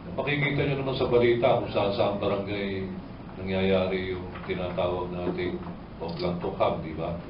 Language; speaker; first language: Filipino; native; Filipino